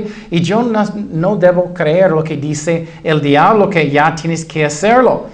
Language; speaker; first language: Spanish; non-native, fluent; English